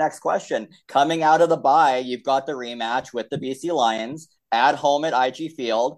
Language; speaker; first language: English; native; English